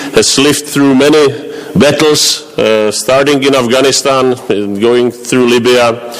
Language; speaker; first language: English; non-native, fluent; Czech